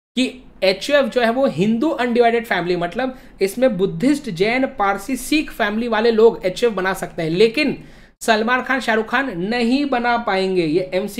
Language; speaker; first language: Hindi; native; Hindi